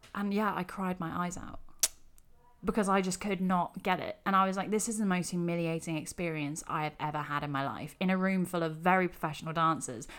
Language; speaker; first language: English; native; English